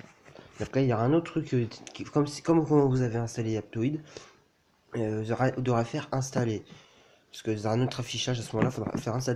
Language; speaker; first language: French; native; French